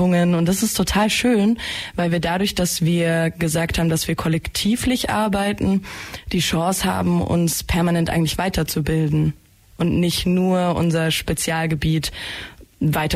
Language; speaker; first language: German; native; German